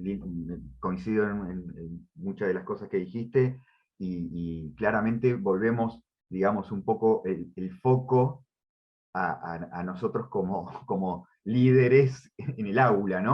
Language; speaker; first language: Spanish; native; Spanish